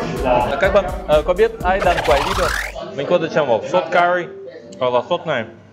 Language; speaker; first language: Vietnamese; non-native, learner; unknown